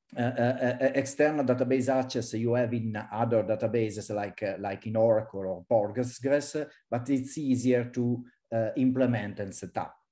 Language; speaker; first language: English; non-native, fluent; Italian